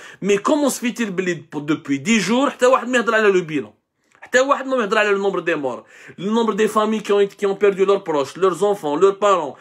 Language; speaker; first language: French; non-native, local second language; Arabic